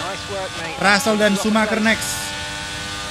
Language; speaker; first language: English; non-native, fluent; Indonesian